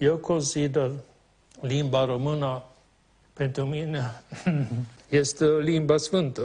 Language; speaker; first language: Romanian; non-native, fluent; Swedish